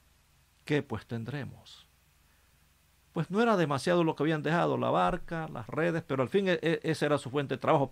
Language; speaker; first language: Spanish; native; Spanish